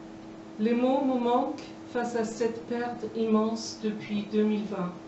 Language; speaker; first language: French; non-native, fluent; Persian